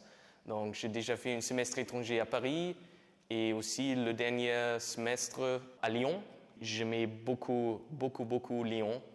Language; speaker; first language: French; non-native, fluent; German